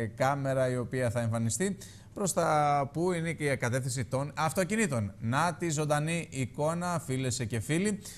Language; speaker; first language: Greek; native; Greek